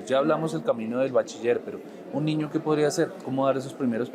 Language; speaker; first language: Spanish; native; Spanish